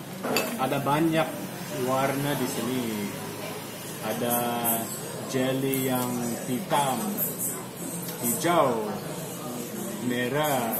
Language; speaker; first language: Indonesian; non-native, learner; English